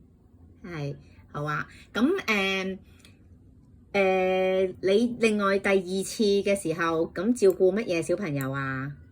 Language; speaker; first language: Cantonese; native; Cantonese